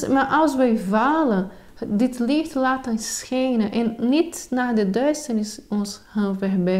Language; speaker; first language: Dutch; non-native, fluent; Portuguese